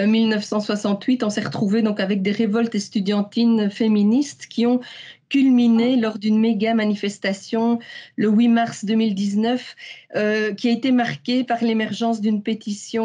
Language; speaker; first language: French; native; French